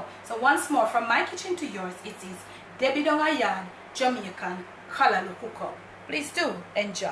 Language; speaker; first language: English; native; English